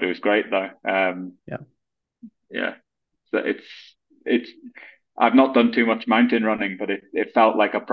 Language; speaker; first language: English; native; English